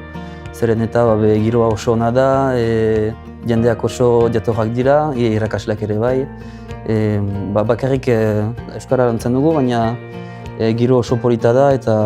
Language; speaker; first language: Basque; non-native, local second language; French